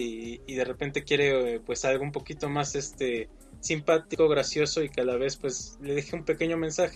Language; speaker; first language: Spanish; native; Spanish